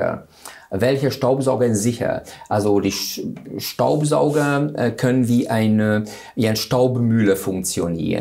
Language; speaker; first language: German; non-native, fluent; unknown